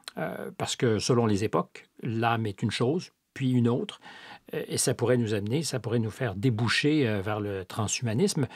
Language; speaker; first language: French; native; French